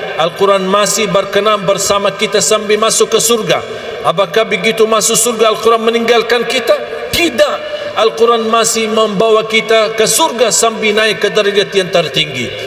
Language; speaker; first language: Malay; non-native, fluent; Arabic